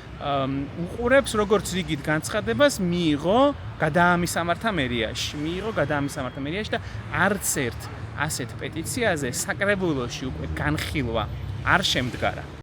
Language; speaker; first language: Georgian; native; Georgian